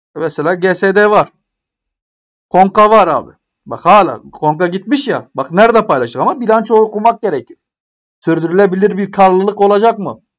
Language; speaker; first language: Turkish; native; Turkish